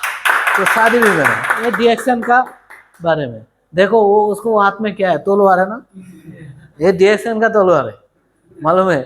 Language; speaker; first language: Hindi; non-native, learner; Bangla